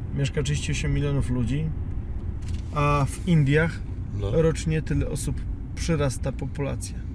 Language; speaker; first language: Polish; native; Polish